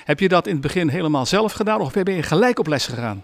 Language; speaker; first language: Dutch; native; Dutch